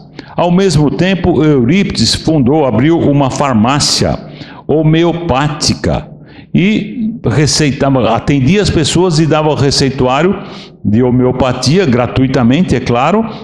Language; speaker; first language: Portuguese; native; Portuguese